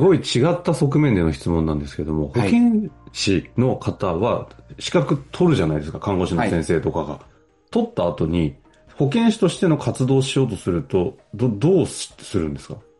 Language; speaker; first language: Japanese; native; Japanese